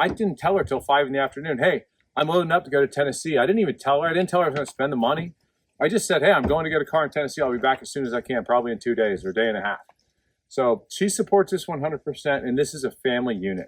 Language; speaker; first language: English; native; English